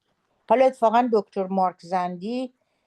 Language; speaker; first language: Persian; native; Persian